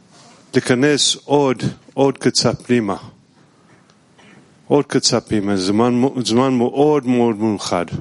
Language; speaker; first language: Hebrew; non-native, learner; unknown